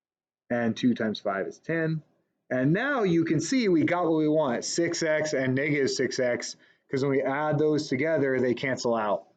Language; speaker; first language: English; native; English